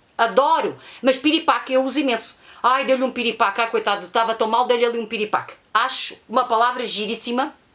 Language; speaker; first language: Portuguese; native; Portuguese